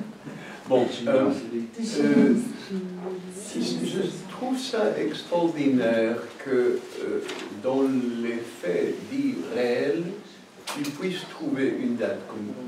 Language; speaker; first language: French; non-native, fluent; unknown